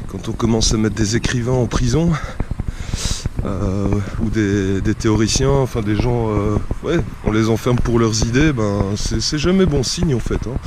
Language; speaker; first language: French; native; French